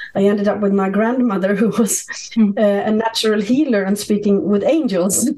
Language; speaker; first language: English; non-native, fluent; Swedish